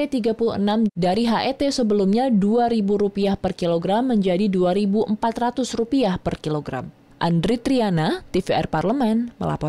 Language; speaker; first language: Indonesian; native; Indonesian